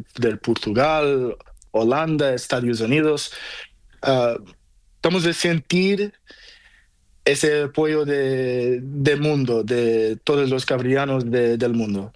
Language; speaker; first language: Spanish; non-native, learner; Portuguese